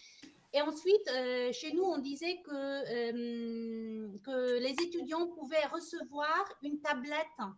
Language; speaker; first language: French; non-native, fluent; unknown